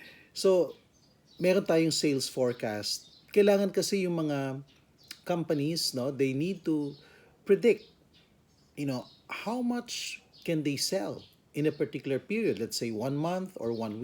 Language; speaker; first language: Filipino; native; Filipino